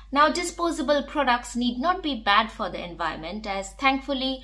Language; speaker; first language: English; non-native, local second language; Bangla